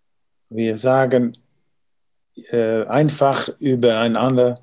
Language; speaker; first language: German; non-native, learner; Dutch